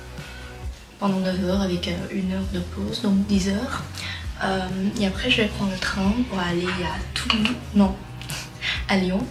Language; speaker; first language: French; non-native, fluent; Vietnamese